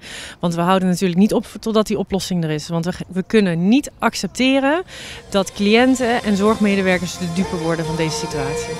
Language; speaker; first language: Dutch; native; Dutch